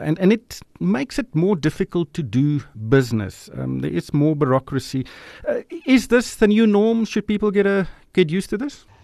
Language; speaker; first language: English; non-native, local second language; Afrikaans